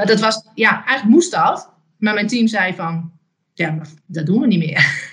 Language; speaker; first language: Dutch; native; Dutch